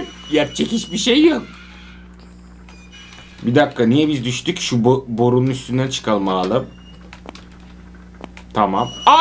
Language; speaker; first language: Turkish; native; Turkish